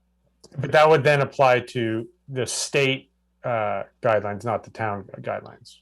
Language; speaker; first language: English; native; English